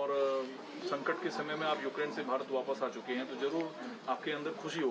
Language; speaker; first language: Hindi; native; Hindi